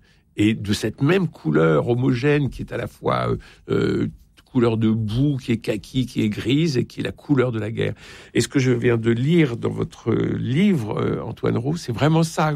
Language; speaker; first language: French; native; French